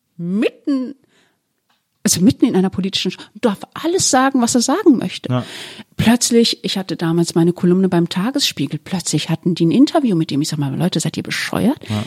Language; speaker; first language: German; early bilingual, other home language; Turkish